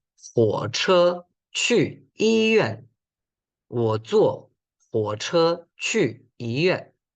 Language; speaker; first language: Chinese; non-native, fluent; Spanish